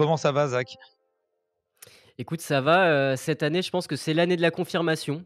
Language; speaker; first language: French; native; French